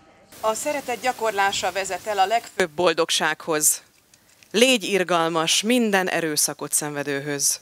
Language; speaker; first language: Hungarian; native; Hungarian